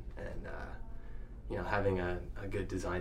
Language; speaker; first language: English; native; English